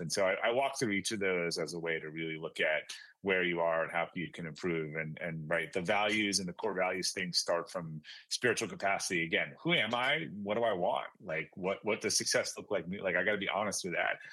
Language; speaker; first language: English; native; English